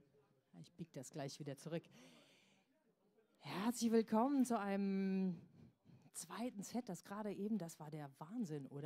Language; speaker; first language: German; native; German